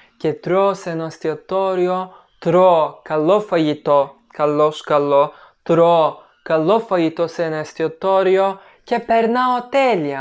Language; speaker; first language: Greek; non-native, learner; Turkish